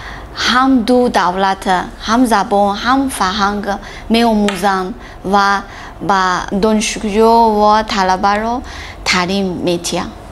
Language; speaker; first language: Persian; non-native, learner; Chinese